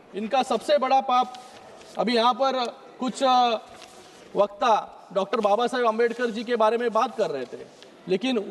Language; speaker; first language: Hindi; non-native, local second language; Marathi